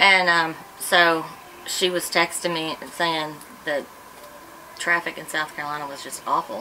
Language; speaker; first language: English; native; English